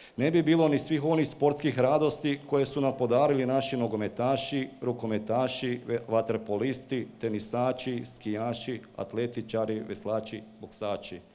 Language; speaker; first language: Croatian; native; Croatian